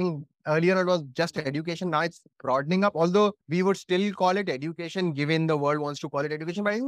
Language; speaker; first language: English; non-native, local second language; Hindi